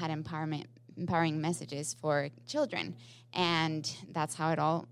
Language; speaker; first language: English; non-native, fluent; Spanish